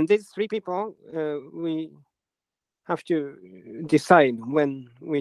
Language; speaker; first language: English; non-native, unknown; Japanese